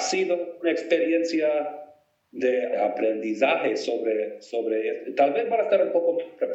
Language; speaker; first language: Spanish; non-native, fluent; English